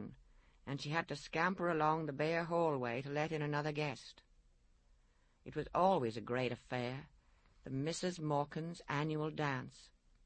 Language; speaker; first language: English; native; English